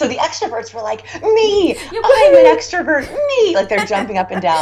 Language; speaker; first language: English; native; English